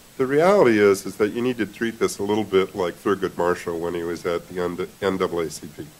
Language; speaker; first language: English; native; English